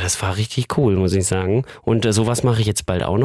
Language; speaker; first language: German; native; German